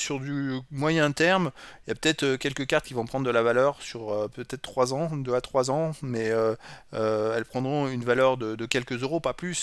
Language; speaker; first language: French; native; French